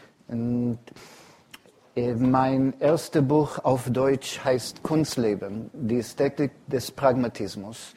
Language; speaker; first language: German; non-native, fluent; English